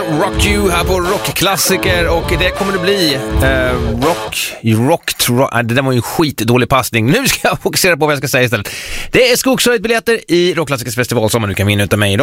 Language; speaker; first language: Swedish; native; Swedish